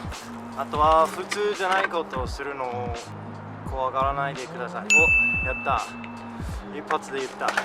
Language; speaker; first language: Japanese; non-native, fluent; English